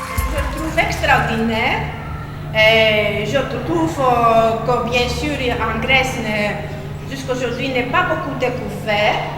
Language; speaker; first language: French; non-native, fluent; Greek